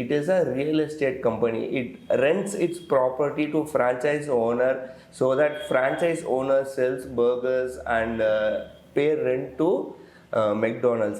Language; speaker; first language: English; non-native, local second language; Tamil